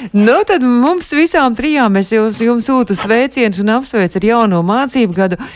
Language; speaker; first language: Latvian; native; Latvian